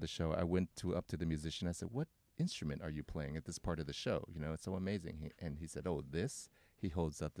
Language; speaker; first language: English; native; English